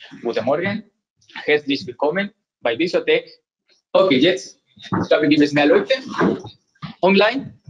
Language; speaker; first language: German; non-native, learner; Spanish